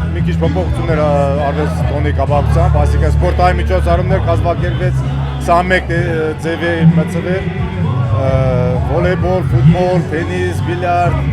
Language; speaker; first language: Armenian; native; Armenian